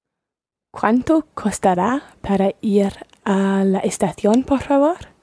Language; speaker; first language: Spanish; non-native, learner; English